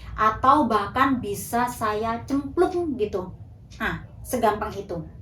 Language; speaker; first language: Indonesian; native; Indonesian